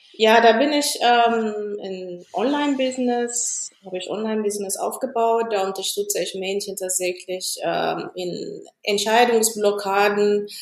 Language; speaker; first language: German; non-native, fluent; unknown